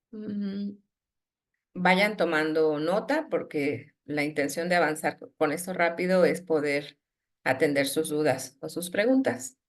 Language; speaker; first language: Spanish; native; Spanish